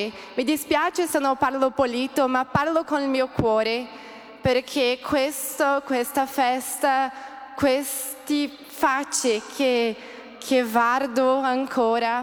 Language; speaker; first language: Italian; early bilingual, heritage; Portuguese